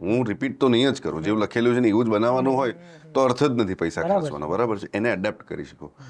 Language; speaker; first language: Gujarati; non-native, local second language; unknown